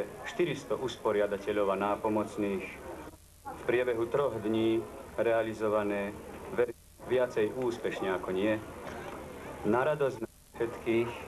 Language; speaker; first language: Slovak; native; Slovak